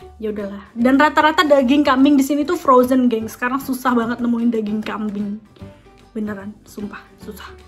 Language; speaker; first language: Indonesian; native; Indonesian